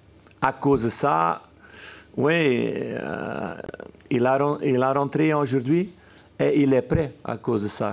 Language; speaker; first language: French; non-native, fluent; Dutch